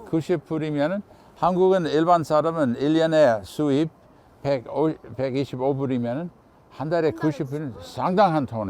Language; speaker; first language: Korean; non-native, fluent; English